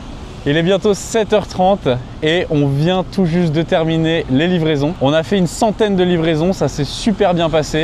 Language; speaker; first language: French; native; French